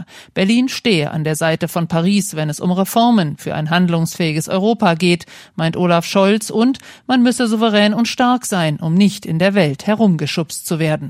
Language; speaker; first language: German; native; German